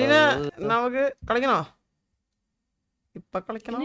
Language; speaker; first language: Malayalam; native; Malayalam